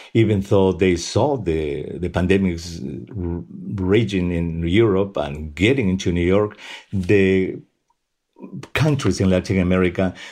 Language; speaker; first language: English; non-native, fluent; Spanish